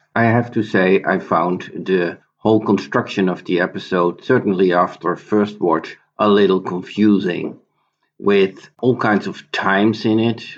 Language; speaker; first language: English; non-native, fluent; Dutch